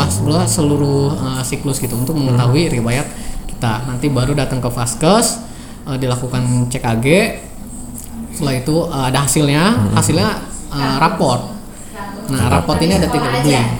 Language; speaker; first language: Indonesian; native; Indonesian